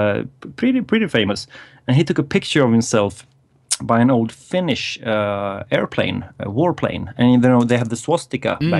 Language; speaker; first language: English; non-native, fluent; Swedish